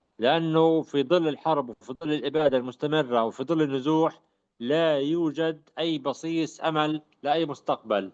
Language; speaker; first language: Arabic; native; Arabic